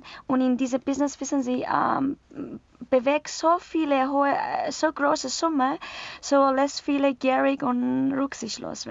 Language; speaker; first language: German; non-native, learner; Persian